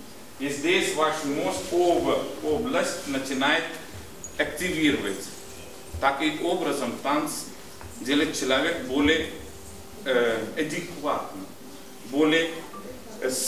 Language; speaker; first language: Russian; non-native, learner; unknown